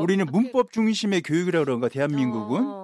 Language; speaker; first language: Korean; native; Korean